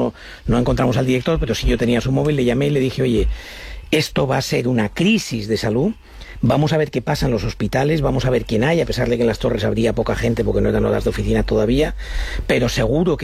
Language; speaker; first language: Spanish; native; Spanish